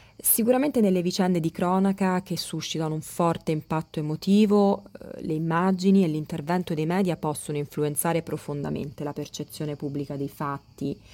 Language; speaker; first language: Italian; native; Italian